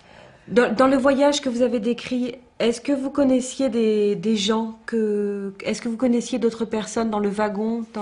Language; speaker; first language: French; native; French